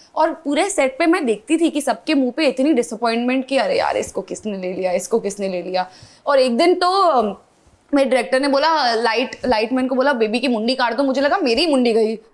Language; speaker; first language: Hindi; non-native, local second language; English